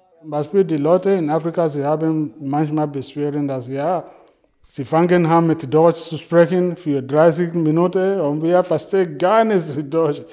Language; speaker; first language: German; non-native, fluent; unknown